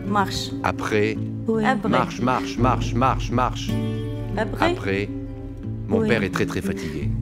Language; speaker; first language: French; non-native, learner; Arabic